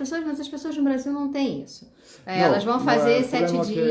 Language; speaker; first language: Portuguese; native; Portuguese